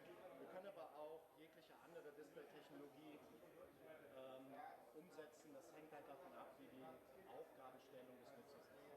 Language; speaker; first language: German; native; German